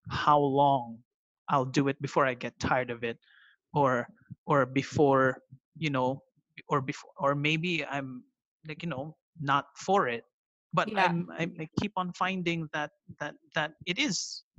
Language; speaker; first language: English; non-native, local second language; Filipino